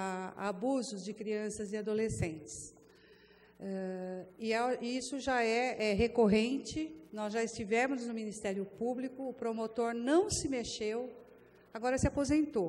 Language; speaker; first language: Portuguese; native; Portuguese